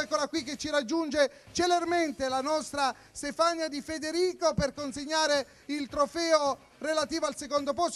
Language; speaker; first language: Italian; native; Italian